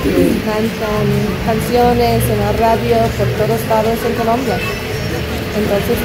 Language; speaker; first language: Spanish; non-native, fluent; English